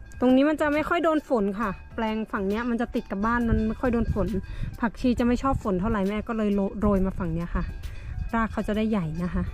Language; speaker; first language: Thai; native; Thai